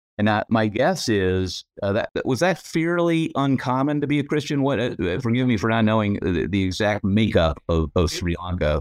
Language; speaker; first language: English; native; English